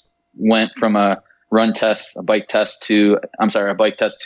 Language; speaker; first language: English; native; English